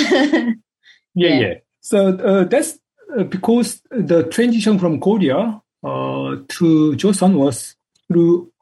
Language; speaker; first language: English; non-native, fluent; Korean